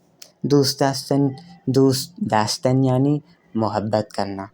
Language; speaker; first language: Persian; non-native, fluent; Urdu